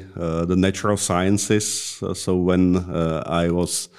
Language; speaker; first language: English; non-native, fluent; Czech